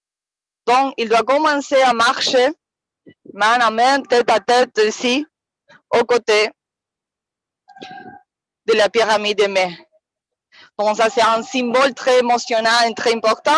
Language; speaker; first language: French; non-native, fluent; Spanish